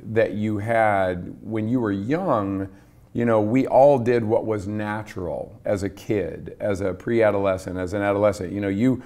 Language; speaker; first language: English; native; English